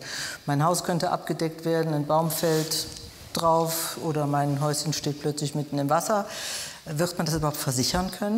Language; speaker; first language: German; native; German